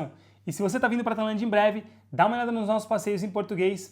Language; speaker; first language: Portuguese; native; Portuguese